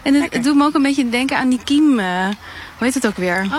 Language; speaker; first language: Dutch; native; Dutch